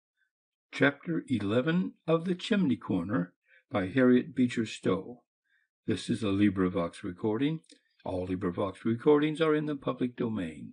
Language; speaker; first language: English; native; English